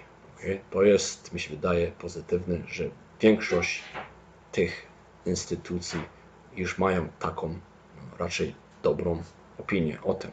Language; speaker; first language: Polish; early bilingual, heritage; Polish